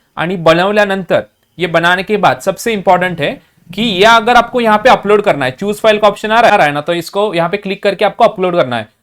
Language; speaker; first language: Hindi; non-native, local second language; Marathi